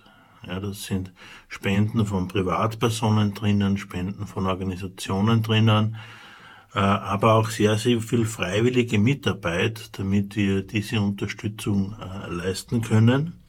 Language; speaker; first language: German; native; German